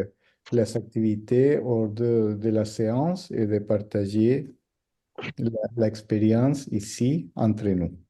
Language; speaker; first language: French; non-native, fluent; Spanish